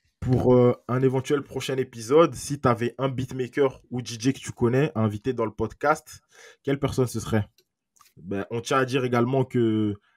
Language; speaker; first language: French; native; French